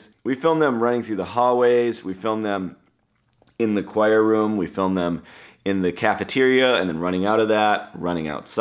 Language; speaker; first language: English; native; English